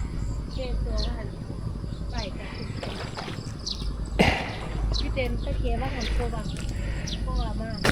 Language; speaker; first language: Finnish; non-native, learner; Thai